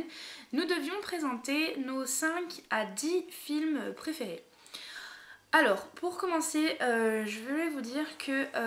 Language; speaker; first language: French; native; French